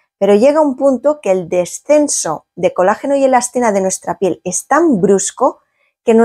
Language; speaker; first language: Spanish; native; Spanish